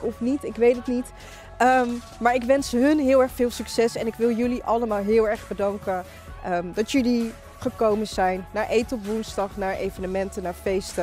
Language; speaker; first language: Dutch; native; Dutch